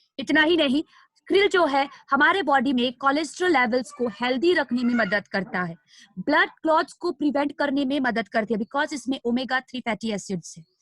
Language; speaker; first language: Hindi; non-native, local second language; Nepali